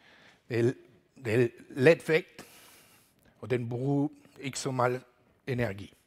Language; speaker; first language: Danish; non-native, learner; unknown